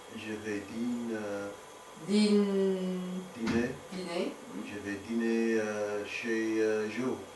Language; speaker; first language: French; non-native, learner; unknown